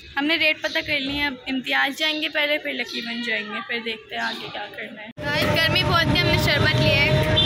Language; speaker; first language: Urdu; native; Urdu